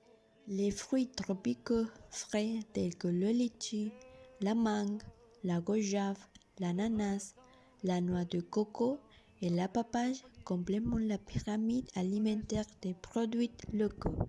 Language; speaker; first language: French; non-native, learner; Spanish